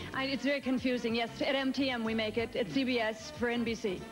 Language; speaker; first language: English; native; English